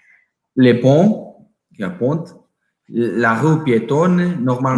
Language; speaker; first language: French; non-native, learner; Portuguese